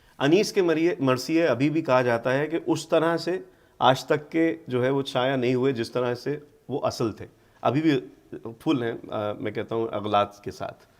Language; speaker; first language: Urdu; native; Urdu